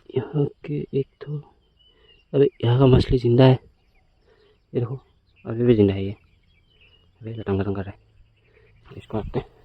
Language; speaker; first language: Hindi; non-native, local second language; Assamese